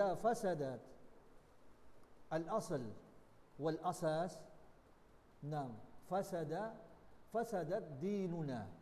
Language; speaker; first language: Arabic; non-native, learner; Indonesian